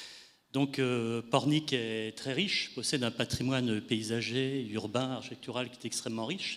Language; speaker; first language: French; native; French